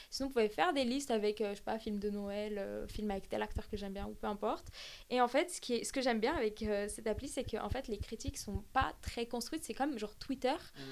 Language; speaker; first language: French; early bilingual, other home language; Armenian